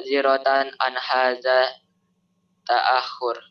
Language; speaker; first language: Arabic; non-native, learner; Indonesian